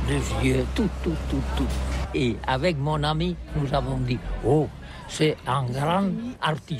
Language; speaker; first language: French; non-native, learner; Catalan